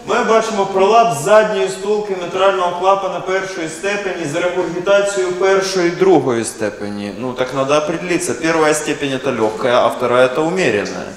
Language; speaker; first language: Ukrainian; non-native, local second language; Russian